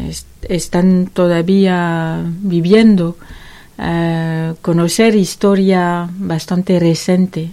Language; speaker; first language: Spanish; non-native, learner; French